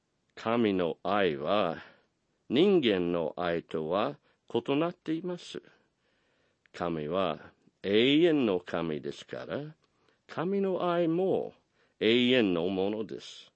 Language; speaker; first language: Japanese; non-native, fluent; English